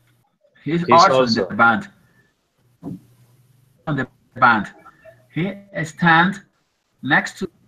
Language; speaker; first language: English; non-native, learner; Spanish